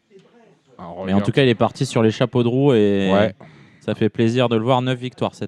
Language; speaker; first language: French; native; French